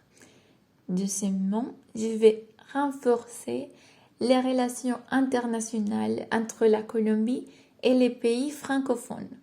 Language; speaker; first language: French; non-native, learner; Spanish